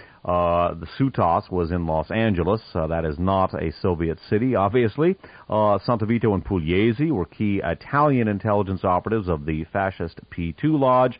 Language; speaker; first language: English; native; English